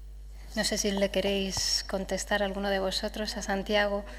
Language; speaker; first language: Spanish; native; Spanish